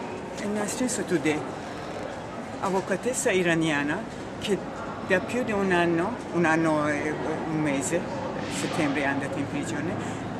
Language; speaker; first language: Italian; non-native, learner; Persian